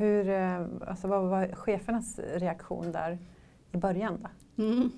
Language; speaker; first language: Swedish; native; Swedish